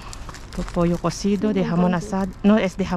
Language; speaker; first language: Spanish; non-native, learner; Filipino